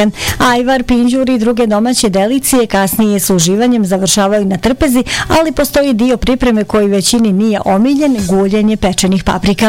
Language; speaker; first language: Bosnian; native; Bosnian